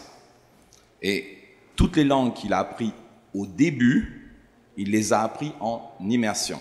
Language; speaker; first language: French; native; French